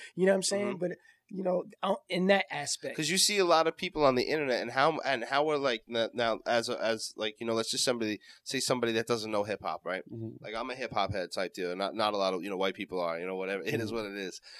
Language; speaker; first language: English; native; English